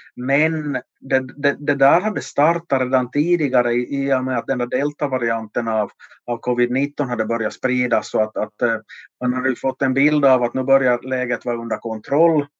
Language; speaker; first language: Swedish; native; Swedish